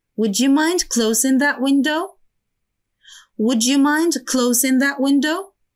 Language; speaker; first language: English; non-native, fluent; Arabic